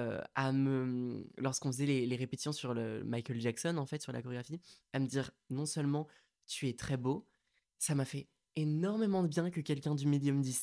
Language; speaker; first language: French; native; French